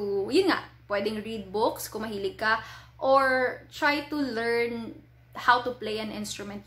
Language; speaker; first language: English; non-native, local second language; Filipino